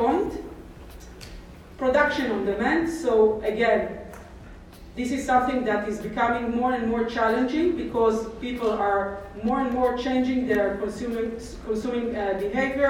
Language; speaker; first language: English; non-native, fluent; Hebrew